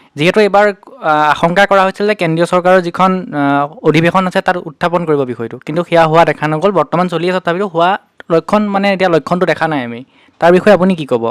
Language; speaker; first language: Assamese; native; Assamese